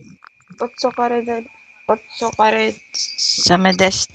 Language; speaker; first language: Japanese; non-native, learner; Filipino